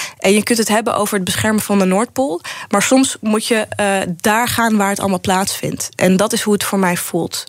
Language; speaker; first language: Dutch; early bilingual, other home language; Arabic